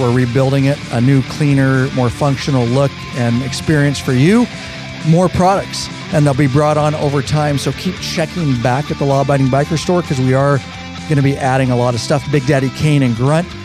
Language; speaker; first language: English; native; English